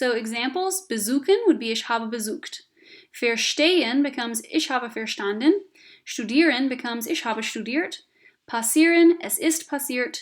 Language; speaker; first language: German; non-native, fluent; English